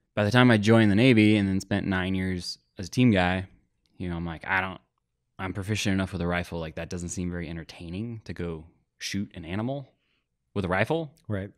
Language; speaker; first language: English; native; English